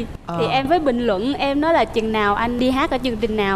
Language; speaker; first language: Vietnamese; native; Vietnamese